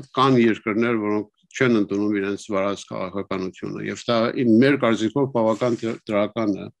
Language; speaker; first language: Armenian; native; Armenian